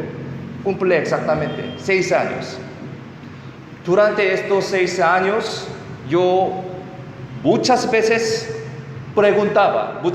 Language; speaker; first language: Spanish; non-native, fluent; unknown